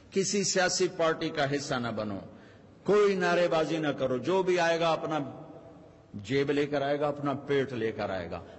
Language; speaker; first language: Urdu; non-native, local second language; Punjabi